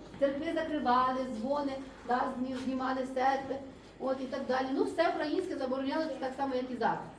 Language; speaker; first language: Ukrainian; native; Ukrainian